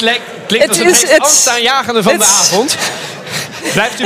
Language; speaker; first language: Dutch; native; Dutch